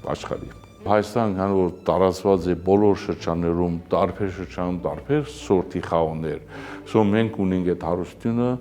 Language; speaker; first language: Armenian; early bilingual, heritage; Armenian